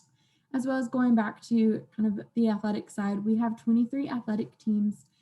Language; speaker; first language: English; native; English